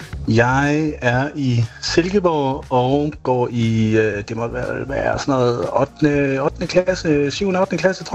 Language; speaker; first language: Danish; native; Danish